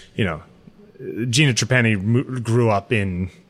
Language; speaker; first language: English; early bilingual, other home language; Ukrainian